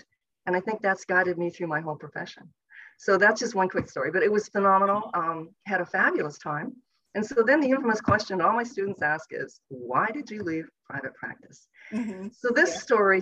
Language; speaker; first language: English; native; English